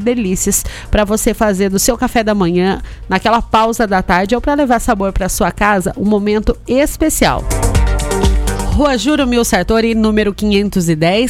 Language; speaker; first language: Portuguese; native; Portuguese